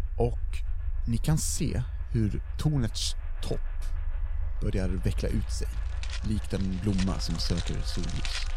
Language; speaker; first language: Swedish; native; Swedish